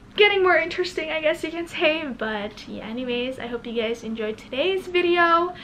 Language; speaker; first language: English; native; English